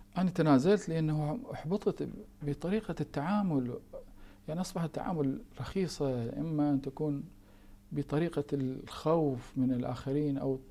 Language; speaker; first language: Arabic; native; Arabic